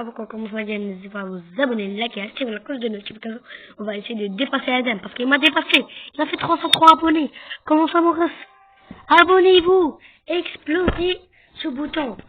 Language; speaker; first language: French; native; French